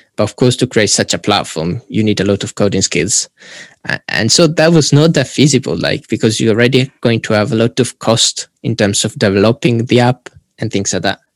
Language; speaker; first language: English; non-native, fluent; Italian